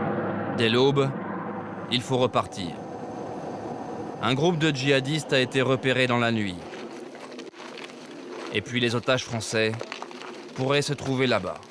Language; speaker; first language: French; native; French